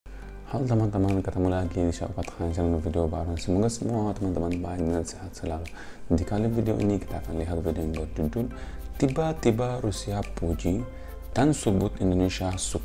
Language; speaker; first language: Indonesian; non-native, fluent; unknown